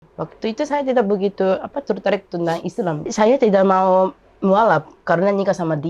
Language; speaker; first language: Indonesian; non-native, learner; Japanese